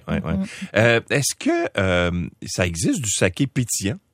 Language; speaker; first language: French; native; French